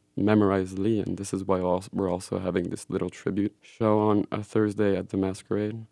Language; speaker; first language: English; non-native, fluent; French